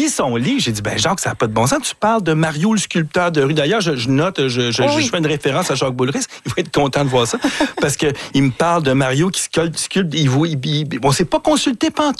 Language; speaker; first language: French; native; French